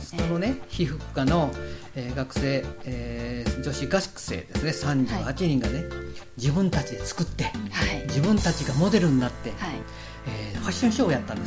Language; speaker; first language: Japanese; native; Japanese